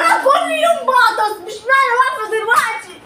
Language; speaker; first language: Arabic; native; Arabic